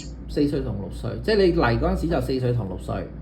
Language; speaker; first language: Cantonese; native; Cantonese